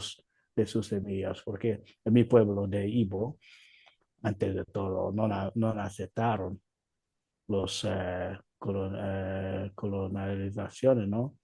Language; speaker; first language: Spanish; non-native, learner; Igbo